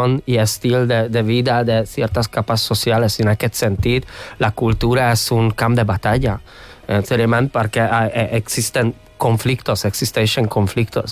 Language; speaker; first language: Catalan; non-native, fluent; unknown